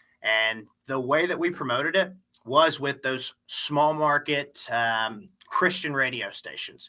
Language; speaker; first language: English; native; English